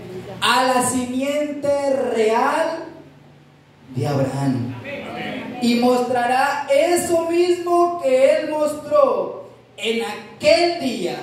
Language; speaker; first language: Spanish; native; Spanish